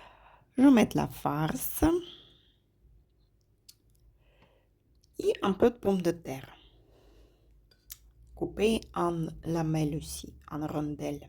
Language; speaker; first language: French; non-native, fluent; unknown